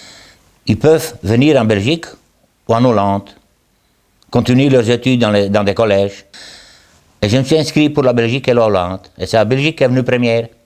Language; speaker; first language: French; non-native, fluent; Slovenian